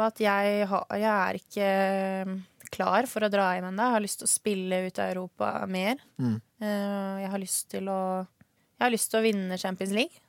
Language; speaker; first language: Norwegian; early bilingual, other home language; Swedish